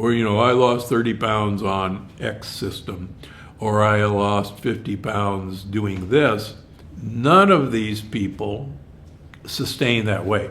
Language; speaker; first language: English; native; English